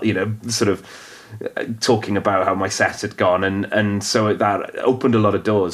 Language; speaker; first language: English; non-native, local second language; Welsh